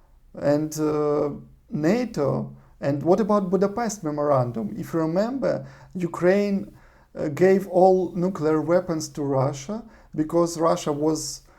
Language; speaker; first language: English; non-native, learner; Russian